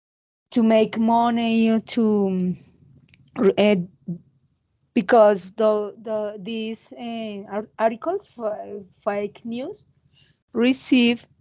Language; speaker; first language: English; non-native, learner; Spanish